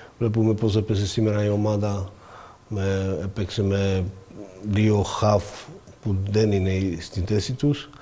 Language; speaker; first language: Greek; non-native, fluent; Slovak